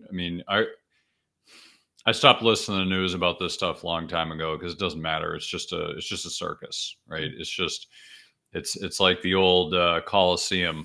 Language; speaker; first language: English; native; English